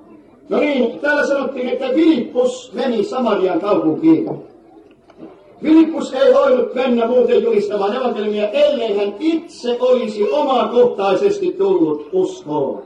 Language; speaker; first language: Finnish; native; Finnish